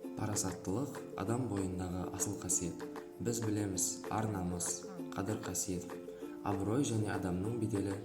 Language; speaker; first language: Kazakh; non-native, local second language; Uzbek